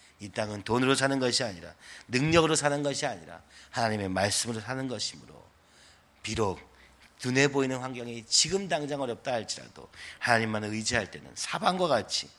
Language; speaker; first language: Korean; native; Korean